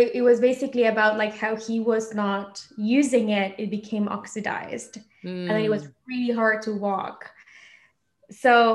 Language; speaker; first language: English; non-native, fluent; Spanish